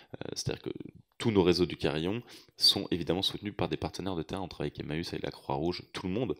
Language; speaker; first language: French; native; French